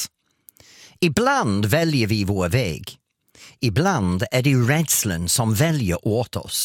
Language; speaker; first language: Swedish; non-native, fluent; English